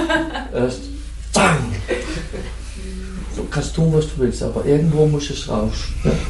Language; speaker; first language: German; non-native, fluent; Dutch